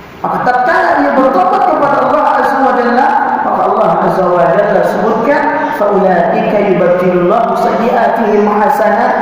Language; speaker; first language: Indonesian; native; Indonesian